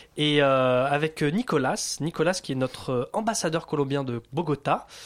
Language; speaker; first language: French; native; French